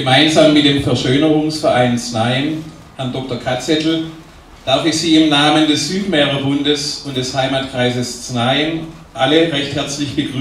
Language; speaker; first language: German; native; German